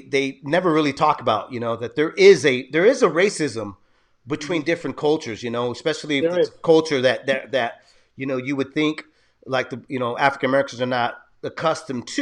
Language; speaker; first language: English; early bilingual, other home language; Spanish